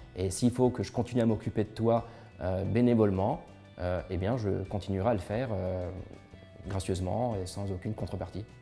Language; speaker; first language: French; native; French